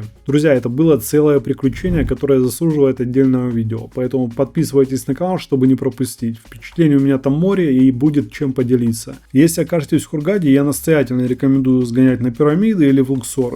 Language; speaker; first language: Russian; native; Russian